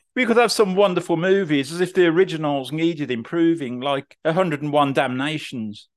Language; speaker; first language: English; native; English